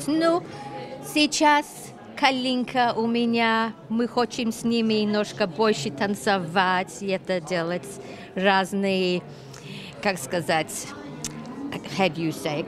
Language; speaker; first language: Russian; early bilingual, heritage; Russian